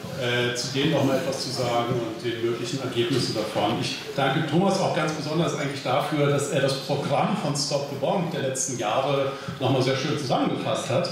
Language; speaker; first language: German; native; German